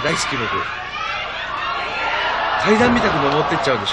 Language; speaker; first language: Japanese; native; Japanese